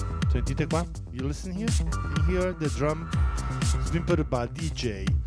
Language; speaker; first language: English; non-native, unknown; Italian